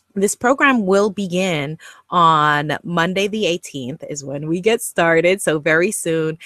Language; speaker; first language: English; native; English